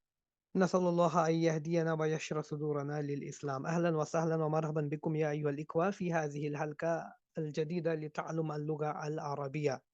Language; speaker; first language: Arabic; non-native, fluent; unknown